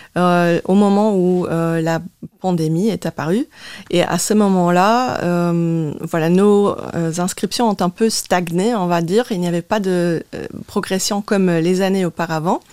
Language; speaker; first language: French; non-native, local second language; Luxembourgish